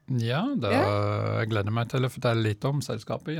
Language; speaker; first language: Norwegian; non-native, fluent; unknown